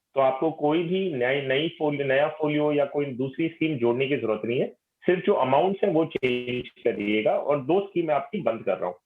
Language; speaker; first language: Hindi; native; Hindi